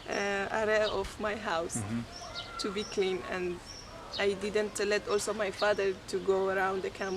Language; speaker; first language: English; non-native, fluent; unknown